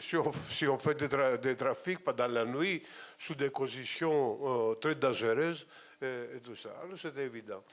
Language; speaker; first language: French; non-native, fluent; Greek